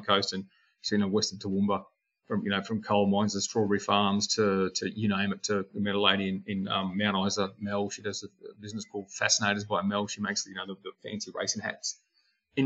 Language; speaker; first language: English; native; English